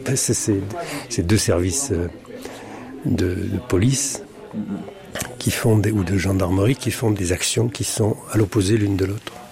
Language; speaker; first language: French; native; French